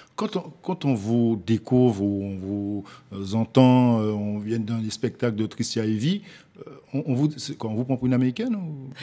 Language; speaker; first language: French; native; French